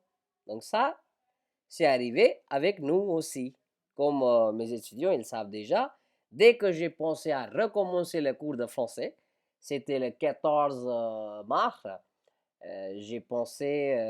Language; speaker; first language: French; non-native, fluent; Hindi